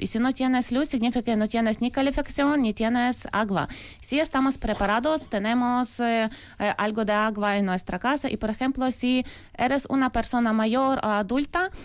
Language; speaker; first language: Spanish; non-native, learner; Ukrainian